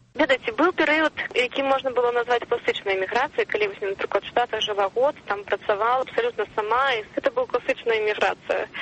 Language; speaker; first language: Belarusian; non-native, local second language; Russian